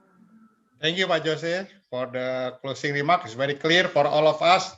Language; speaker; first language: English; non-native, fluent; Indonesian